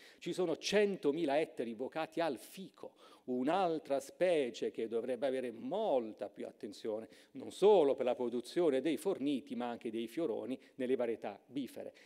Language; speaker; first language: Italian; native; Italian